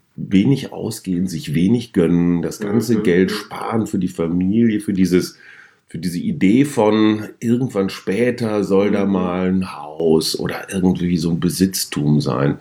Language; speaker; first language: German; native; German